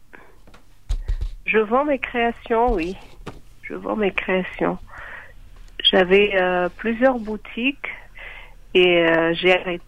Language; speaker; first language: French; non-native, local second language; Malagasy